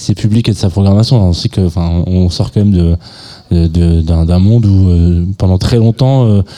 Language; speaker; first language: French; native; French